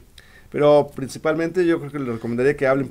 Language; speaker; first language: Spanish; native; Spanish